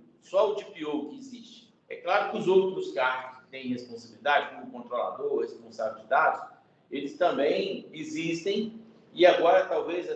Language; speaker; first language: Portuguese; native; Portuguese